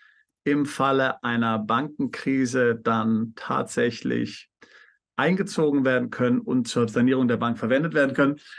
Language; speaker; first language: German; native; German